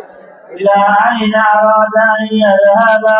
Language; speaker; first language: Arabic; non-native, learner; Bangla